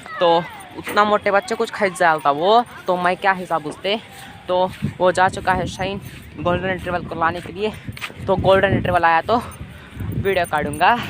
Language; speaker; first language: Hindi; non-native, local second language; Urdu